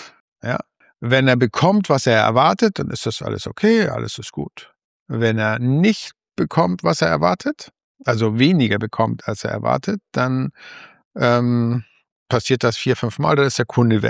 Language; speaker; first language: German; native; German